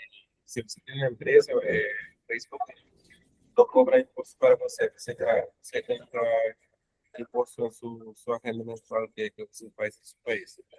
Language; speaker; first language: Portuguese; non-native, learner; Spanish